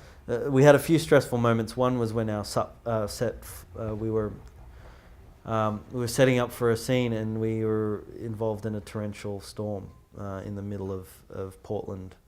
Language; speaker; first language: English; native; English